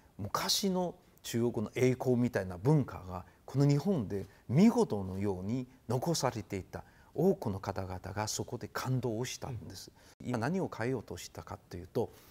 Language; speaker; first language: Japanese; non-native, fluent; Chinese